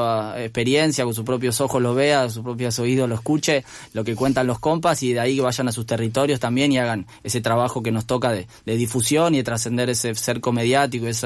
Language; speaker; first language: Spanish; native; Spanish